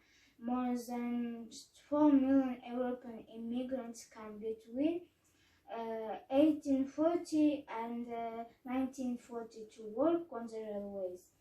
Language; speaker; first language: English; non-native, learner; Kazakh